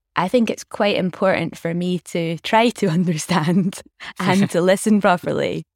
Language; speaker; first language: English; native; English